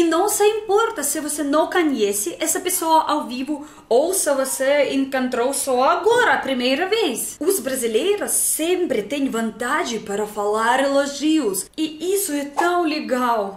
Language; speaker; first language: Portuguese; non-native, fluent; Russian